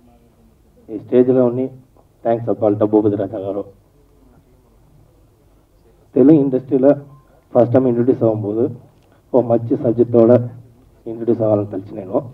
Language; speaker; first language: Telugu; non-native, learner; Tamil